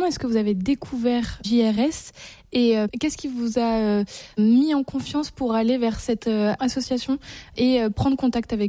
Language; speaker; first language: French; native; French